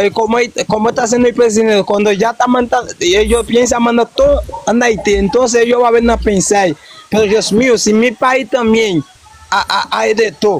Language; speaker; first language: Spanish; non-native, learner; Haitian Creole